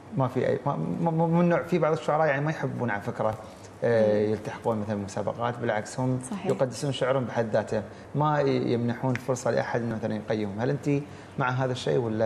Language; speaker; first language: Arabic; native; Arabic